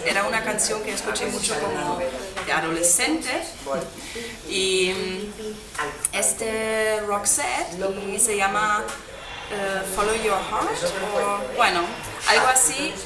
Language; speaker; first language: Spanish; non-native, fluent; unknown